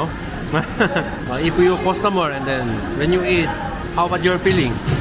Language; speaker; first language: English; non-native, learner; Korean